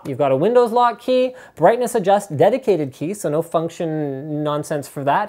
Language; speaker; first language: English; native; English